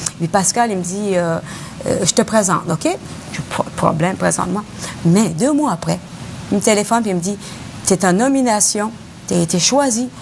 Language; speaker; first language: French; native; French